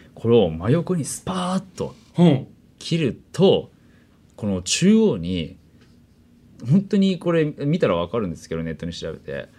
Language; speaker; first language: Japanese; early bilingual, heritage; English